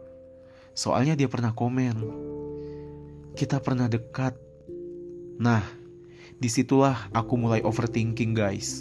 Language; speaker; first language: Indonesian; native; Indonesian